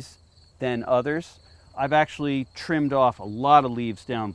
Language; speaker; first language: English; native; English